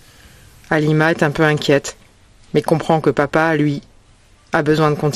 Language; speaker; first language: French; native; French